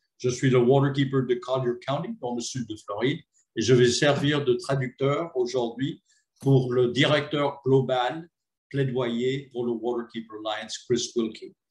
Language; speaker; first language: French; non-native, fluent; English